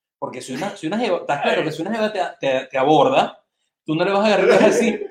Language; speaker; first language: Spanish; native; Spanish